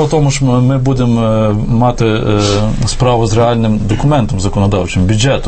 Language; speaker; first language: Ukrainian; native; Ukrainian